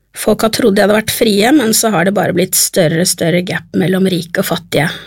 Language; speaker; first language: Norwegian; native; Norwegian